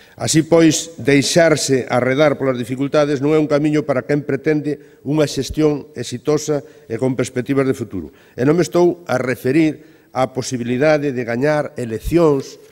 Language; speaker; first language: Galician; native; Galician